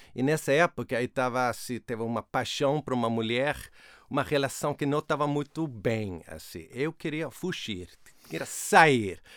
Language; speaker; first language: Portuguese; non-native, fluent; Swedish